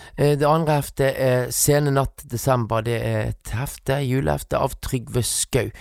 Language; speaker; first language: Norwegian; native; Norwegian